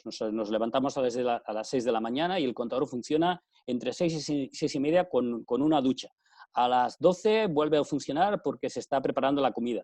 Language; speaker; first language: Spanish; native; Spanish